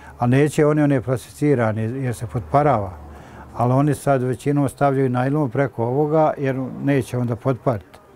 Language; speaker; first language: Serbian; native; Serbian